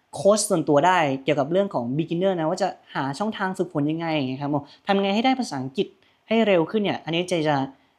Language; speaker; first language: Thai; native; Thai